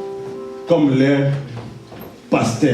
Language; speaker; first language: French; non-native, local second language; Lingala